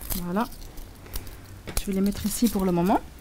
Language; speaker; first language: French; native; French